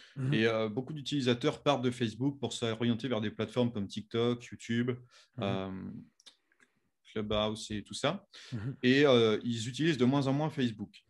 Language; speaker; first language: French; native; French